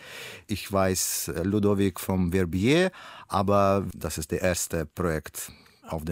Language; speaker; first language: German; non-native, learner; Russian